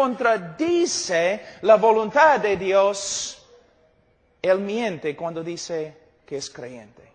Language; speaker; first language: Spanish; non-native, fluent; English